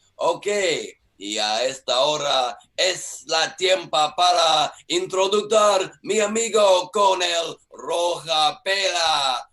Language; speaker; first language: Spanish; non-native, learner; English